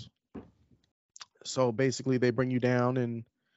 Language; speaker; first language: English; native; English